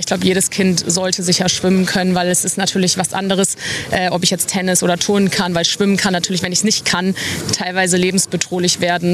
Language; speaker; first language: German; native; German